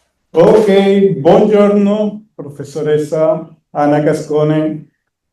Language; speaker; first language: Italian; non-native, learner; Spanish